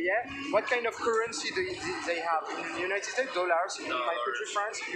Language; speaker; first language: English; non-native, learner; French